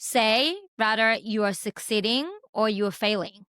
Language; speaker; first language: English; non-native, fluent; Hebrew